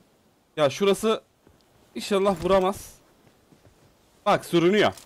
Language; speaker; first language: Turkish; native; Turkish